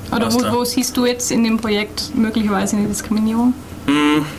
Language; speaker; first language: German; native; German